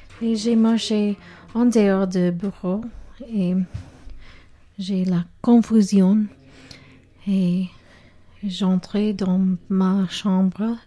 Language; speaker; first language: French; non-native, learner; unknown